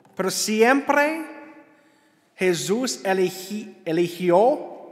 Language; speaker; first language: Spanish; non-native, learner; English